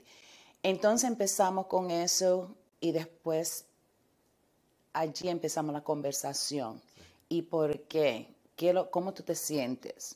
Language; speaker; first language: Spanish; early bilingual, heritage; Spanish